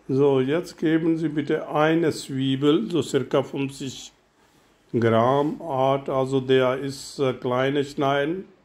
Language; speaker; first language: German; non-native, learner; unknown